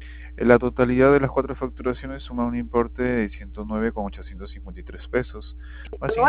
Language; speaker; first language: Spanish; native; Spanish